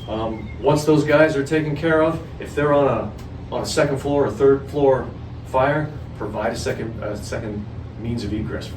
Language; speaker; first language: English; native; English